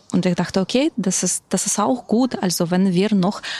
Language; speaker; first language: German; non-native, fluent; Ukrainian